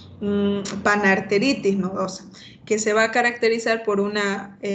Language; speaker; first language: Spanish; native; Spanish